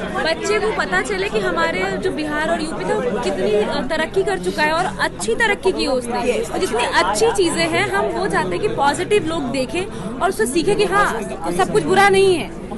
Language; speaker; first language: Hindi; native; Hindi